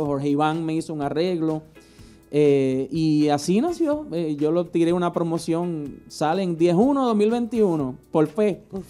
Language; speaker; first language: Spanish; native; Spanish